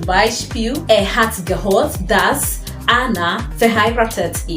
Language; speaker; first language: German; non-native, fluent; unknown